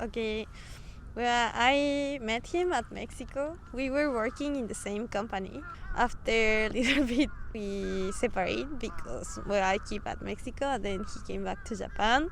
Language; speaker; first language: English; non-native, fluent; Spanish